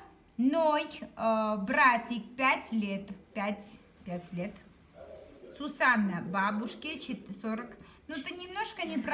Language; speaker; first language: Russian; non-native, learner; Armenian